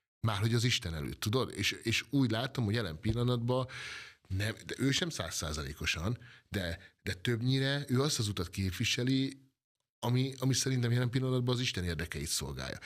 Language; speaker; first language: Hungarian; native; Hungarian